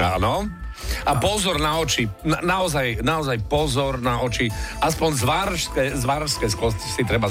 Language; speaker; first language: Slovak; native; Slovak